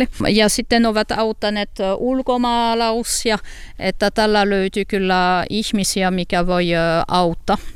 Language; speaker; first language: Finnish; non-native, learner; French